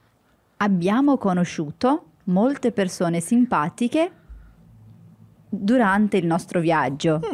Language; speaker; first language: Italian; non-native, learner; Portuguese